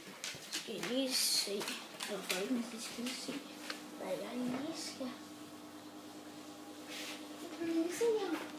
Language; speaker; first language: Danish; native; Danish